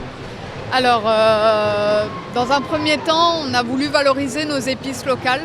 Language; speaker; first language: French; native; French